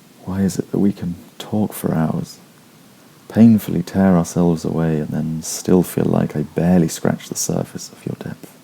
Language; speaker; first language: English; native; English